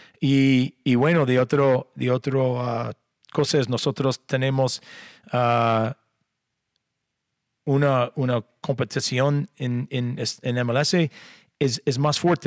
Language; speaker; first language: Spanish; non-native, learner; English